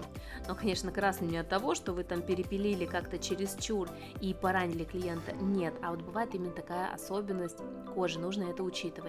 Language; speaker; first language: Russian; native; Russian